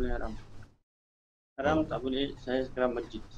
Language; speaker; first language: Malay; non-native, learner; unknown